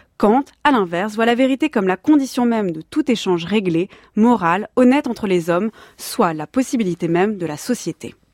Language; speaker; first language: French; native; French